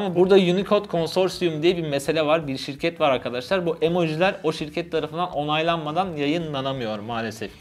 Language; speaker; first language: Turkish; native; Turkish